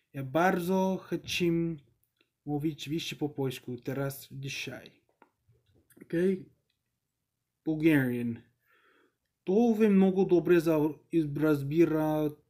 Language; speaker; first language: Ukrainian; non-native, learner; English